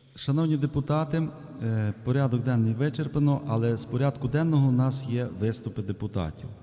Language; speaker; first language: Ukrainian; native; Ukrainian